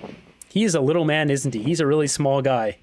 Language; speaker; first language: English; native; English